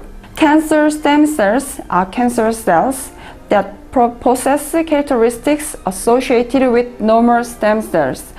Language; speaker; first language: English; non-native, learner; Korean